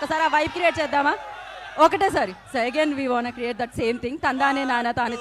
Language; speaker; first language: Telugu; native; Telugu